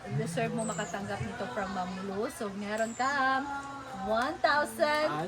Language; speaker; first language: Filipino; non-native, local second language; Cebuano